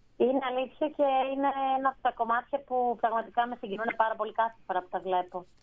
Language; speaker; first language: Greek; native; Greek